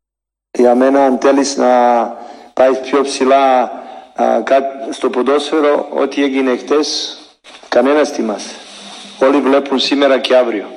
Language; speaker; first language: Greek; non-native, learner; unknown